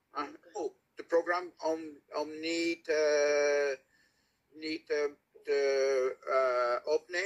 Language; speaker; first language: Dutch; non-native, learner; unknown